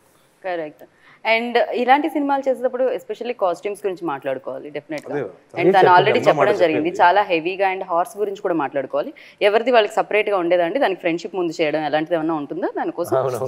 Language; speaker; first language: Telugu; native; Telugu